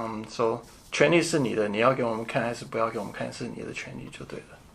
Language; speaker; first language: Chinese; early bilingual, heritage; Chinese